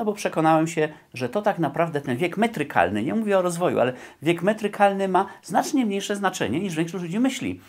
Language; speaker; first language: Polish; native; Polish